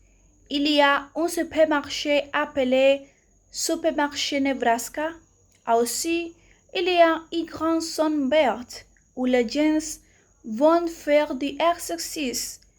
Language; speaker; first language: French; non-native, learner; Spanish